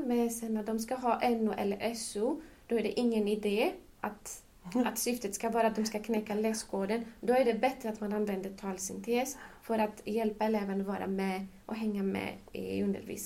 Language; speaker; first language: Swedish; non-native, fluent; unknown